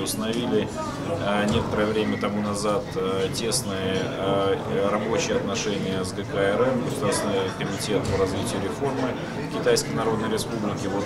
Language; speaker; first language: Russian; native; Russian